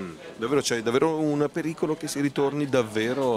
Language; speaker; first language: Italian; native; Italian